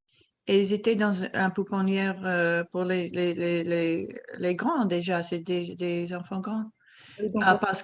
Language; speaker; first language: French; non-native, fluent; English